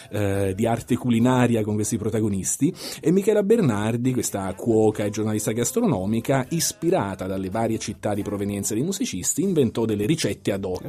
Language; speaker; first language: Italian; native; Italian